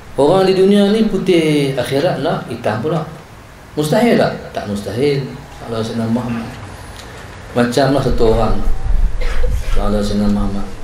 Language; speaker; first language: Malay; native; Malay